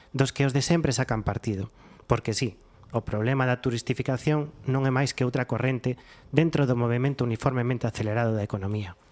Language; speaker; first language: Galician; non-native, local second language; Spanish